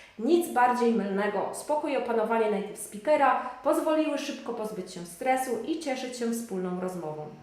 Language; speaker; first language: Polish; native; Polish